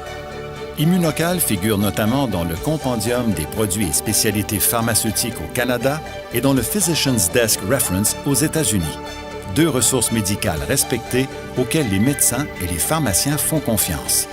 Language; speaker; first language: French; native; French